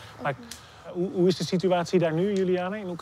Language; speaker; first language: Dutch; native; Dutch